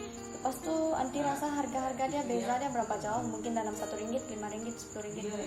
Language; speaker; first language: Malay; non-native, local second language; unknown